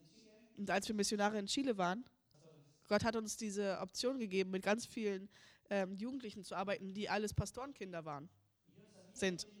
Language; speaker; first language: German; early bilingual, heritage; German